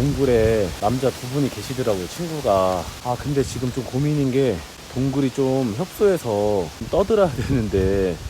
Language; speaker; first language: Korean; native; Korean